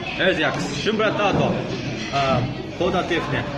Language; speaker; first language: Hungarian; non-native, learner; Japanese